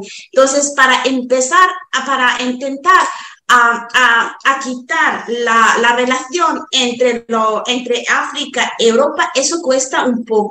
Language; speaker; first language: Spanish; non-native, fluent; Arabic